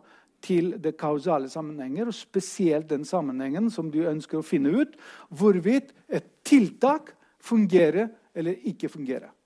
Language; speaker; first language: Norwegian; non-native, fluent; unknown